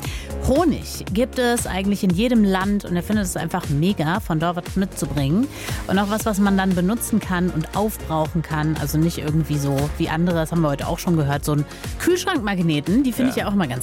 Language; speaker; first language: German; native; German